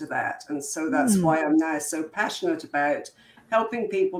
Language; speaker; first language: English; native; English